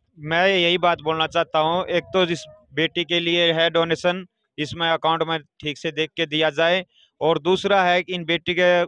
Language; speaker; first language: Hindi; native; Hindi